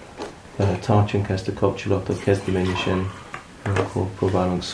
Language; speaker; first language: Hungarian; non-native, learner; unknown